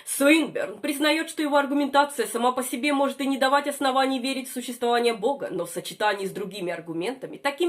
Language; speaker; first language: Russian; native; Russian